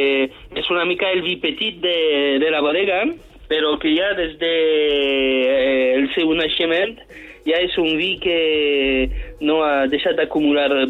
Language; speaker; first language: Catalan; non-native, fluent; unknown